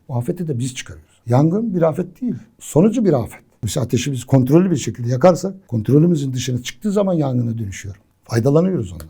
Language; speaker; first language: Turkish; native; Turkish